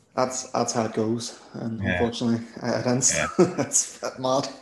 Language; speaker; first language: English; native; English